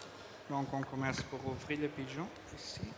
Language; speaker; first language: French; non-native, fluent; Portuguese